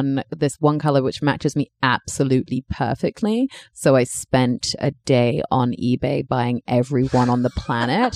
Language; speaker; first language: English; native; English